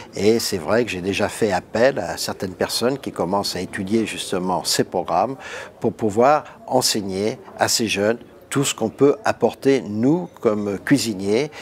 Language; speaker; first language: French; native; French